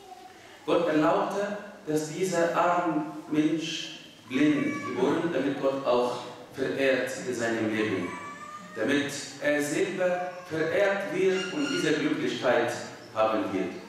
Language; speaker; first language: German; non-native, fluent; Arabic